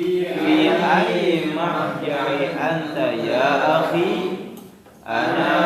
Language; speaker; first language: Arabic; non-native, learner; Indonesian